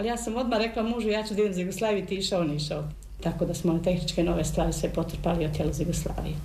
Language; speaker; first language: Serbian; native; Serbian